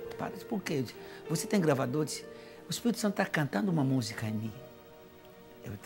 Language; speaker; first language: Portuguese; non-native, fluent; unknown